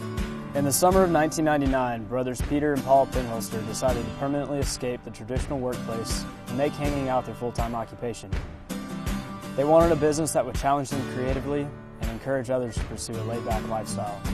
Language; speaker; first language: English; native; English